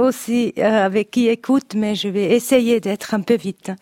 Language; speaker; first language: French; non-native, learner; Italian